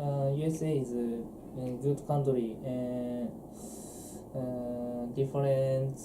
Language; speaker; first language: English; non-native, learner; Japanese